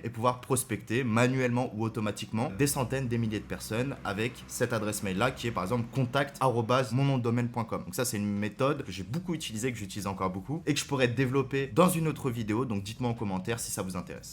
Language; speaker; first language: French; native; French